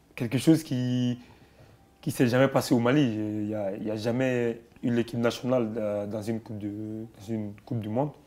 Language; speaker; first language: French; non-native, local second language; Bambara